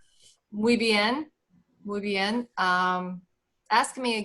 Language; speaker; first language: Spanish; non-native, learner; English